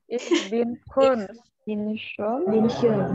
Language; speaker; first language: German; non-native, learner; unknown